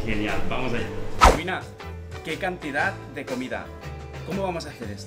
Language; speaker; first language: Spanish; native; Spanish